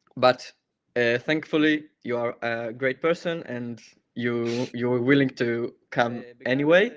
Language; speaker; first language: English; non-native, fluent; Hebrew